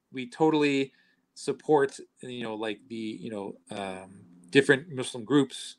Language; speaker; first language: English; native; English